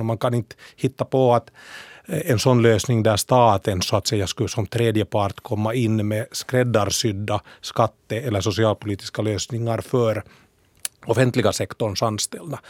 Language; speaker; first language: Swedish; native; Swedish